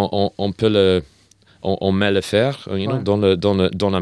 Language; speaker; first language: French; non-native, learner; English